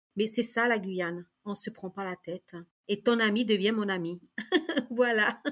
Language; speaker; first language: French; early bilingual, other home language; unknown